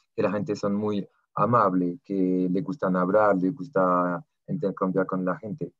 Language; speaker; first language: Spanish; non-native, fluent; French